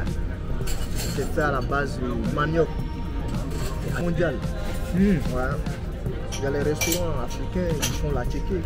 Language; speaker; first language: French; native; French